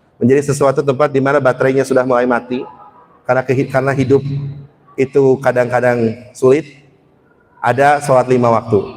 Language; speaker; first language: Indonesian; early bilingual, heritage; Indonesian